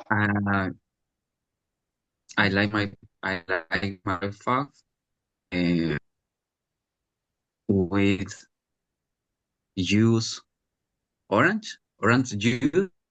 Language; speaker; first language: English; non-native, learner; Spanish